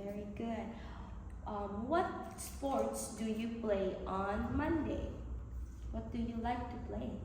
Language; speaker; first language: English; non-native, learner; Vietnamese